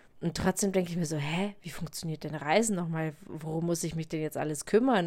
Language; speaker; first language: German; native; German